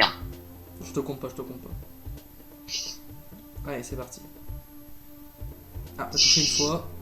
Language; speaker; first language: French; native; French